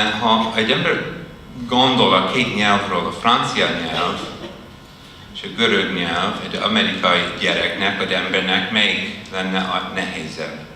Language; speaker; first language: Hungarian; non-native, fluent; English